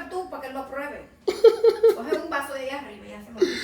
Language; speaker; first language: Spanish; native; Spanish